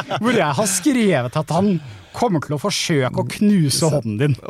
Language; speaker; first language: Norwegian; native; Norwegian